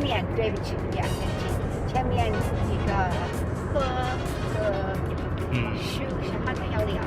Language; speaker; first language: Chinese; non-native, learner; English